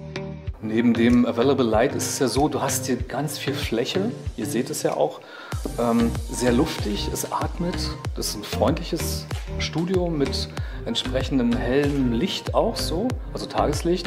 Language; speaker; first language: German; native; German